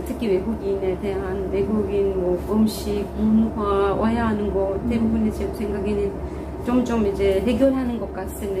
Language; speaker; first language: Korean; non-native, fluent; Turkish